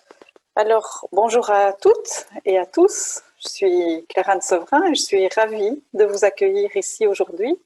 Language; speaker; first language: French; native; French